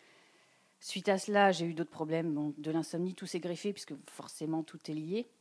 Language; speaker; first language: French; native; French